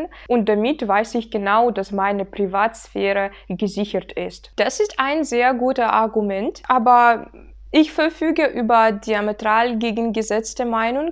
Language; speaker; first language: German; non-native, fluent; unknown